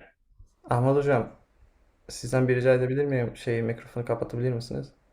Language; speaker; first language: Turkish; non-native, fluent; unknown